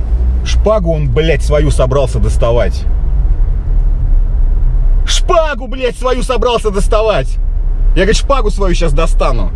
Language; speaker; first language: Russian; native; Russian